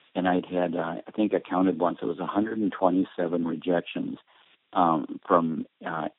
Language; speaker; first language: English; early bilingual, other home language; Spanish